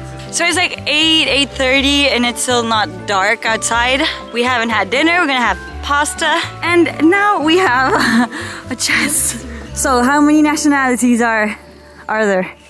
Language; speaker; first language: English; non-native, fluent; Spanish